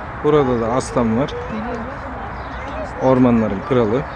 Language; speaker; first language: Turkish; native; Turkish